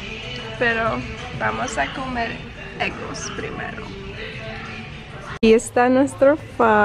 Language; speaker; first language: Spanish; early bilingual, heritage; Spanish